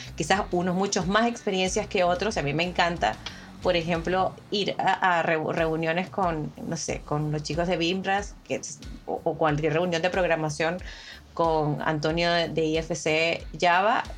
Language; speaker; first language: Spanish; native; Spanish